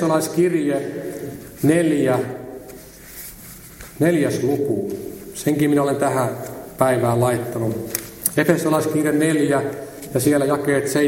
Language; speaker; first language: Finnish; native; Finnish